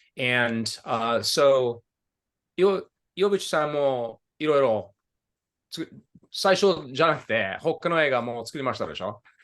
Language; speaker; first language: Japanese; non-native, fluent; English